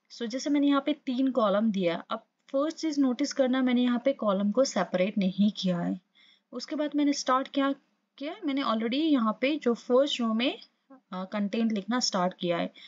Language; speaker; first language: Hindi; non-native, local second language; Assamese